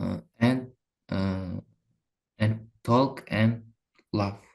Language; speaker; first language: English; non-native, learner; Uzbek